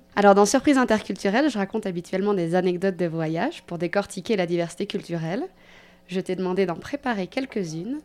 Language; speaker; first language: French; native; French